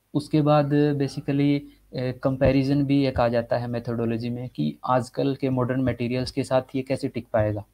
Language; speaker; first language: Hindi; native; Hindi